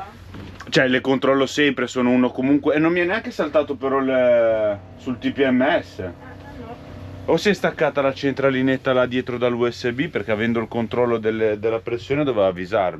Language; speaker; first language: Italian; native; Italian